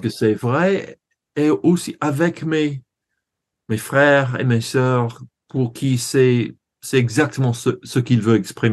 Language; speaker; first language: French; non-native, fluent; English